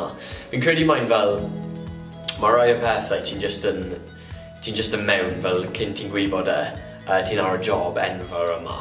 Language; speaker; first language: Welsh; non-native, local second language; English